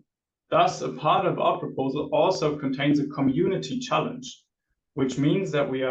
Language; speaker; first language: English; non-native, fluent; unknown